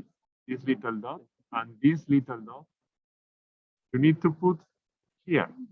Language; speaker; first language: English; non-native, learner; Spanish